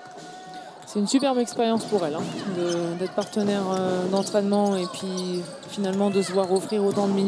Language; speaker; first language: French; native; French